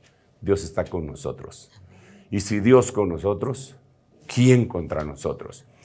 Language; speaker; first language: Spanish; native; Spanish